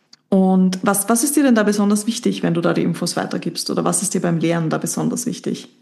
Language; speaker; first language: German; native; German